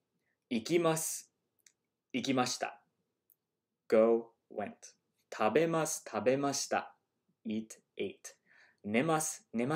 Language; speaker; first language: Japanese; non-native, fluent; English